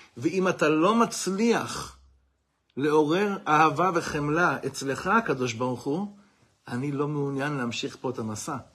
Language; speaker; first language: Hebrew; non-native, fluent; English